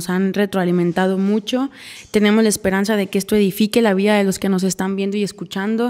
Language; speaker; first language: Spanish; native; Spanish